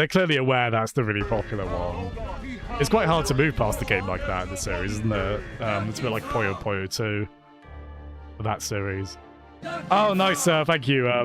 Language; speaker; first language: English; native; English